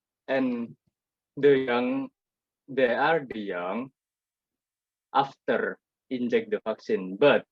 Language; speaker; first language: English; non-native, learner; Indonesian